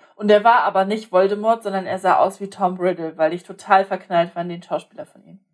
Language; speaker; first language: German; non-native, local second language; Polish